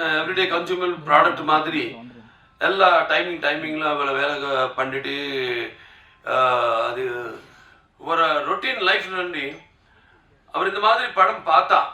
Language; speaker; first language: Tamil; non-native, local second language; Telugu